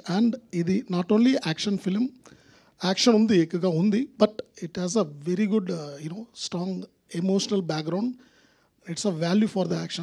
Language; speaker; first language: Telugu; non-native, learner; Tamil